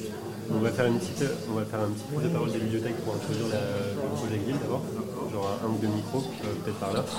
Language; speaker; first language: French; native; French